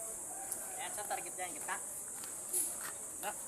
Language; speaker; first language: Filipino; native; Filipino